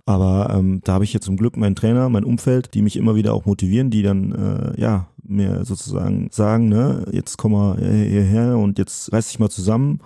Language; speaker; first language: German; early bilingual, other home language; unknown